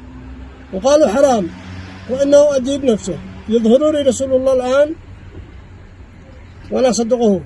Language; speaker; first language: Arabic; native; Arabic